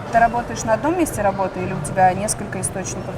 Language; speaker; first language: Russian; native; Russian